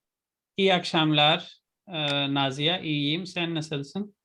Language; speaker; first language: Turkish; non-native, fluent; Urdu